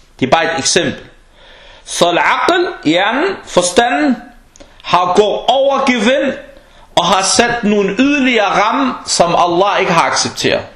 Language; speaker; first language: Danish; non-native, fluent; Arabic